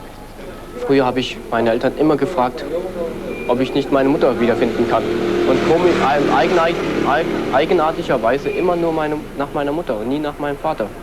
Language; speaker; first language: German; early bilingual, other home language; Korean